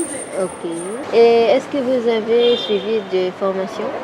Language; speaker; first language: French; non-native, learner; Arabic